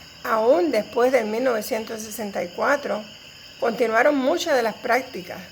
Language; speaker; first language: Spanish; native; Spanish